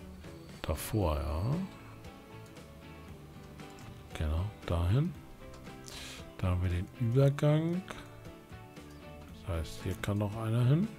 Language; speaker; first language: German; native; German